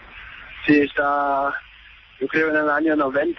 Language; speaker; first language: Spanish; non-native, learner; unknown